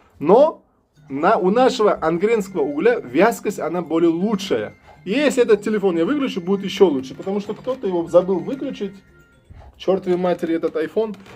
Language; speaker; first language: Russian; non-native, local second language; Uzbek